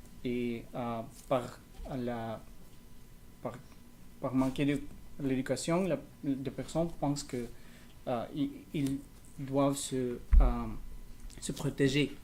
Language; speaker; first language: French; non-native, learner; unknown